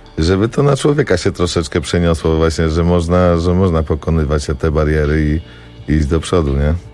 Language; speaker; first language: Polish; native; Polish